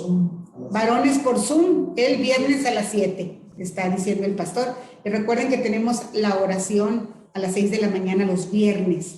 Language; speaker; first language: Spanish; native; Spanish